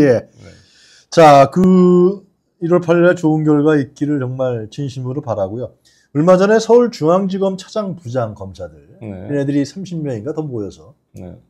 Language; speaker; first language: Korean; native; Korean